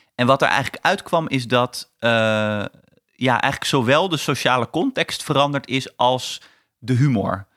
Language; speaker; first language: Dutch; native; Dutch